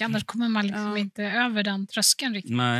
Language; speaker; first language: Swedish; native; Swedish